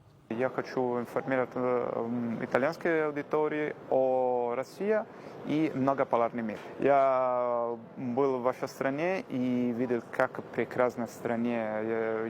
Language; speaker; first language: Russian; non-native, learner; Italian